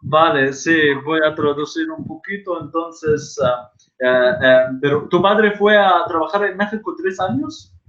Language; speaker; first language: Spanish; non-native, fluent; Arabic